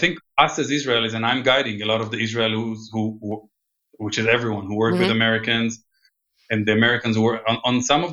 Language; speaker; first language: English; non-native, fluent; Hebrew